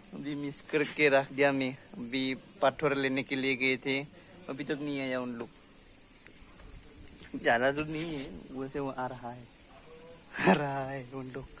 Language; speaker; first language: Hindi; non-native, local second language; Assamese